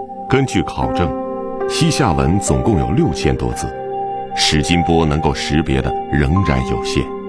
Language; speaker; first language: Chinese; native; Chinese